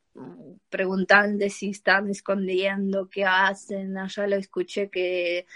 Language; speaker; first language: Spanish; non-native, learner; Ukrainian